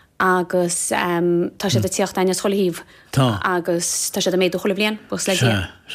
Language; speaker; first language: Irish; native; Irish